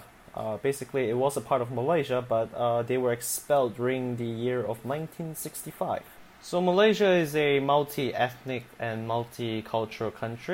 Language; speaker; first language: English; non-native, local second language; Chinese